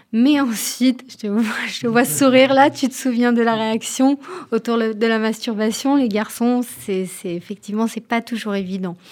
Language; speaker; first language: French; non-native, fluent; Hebrew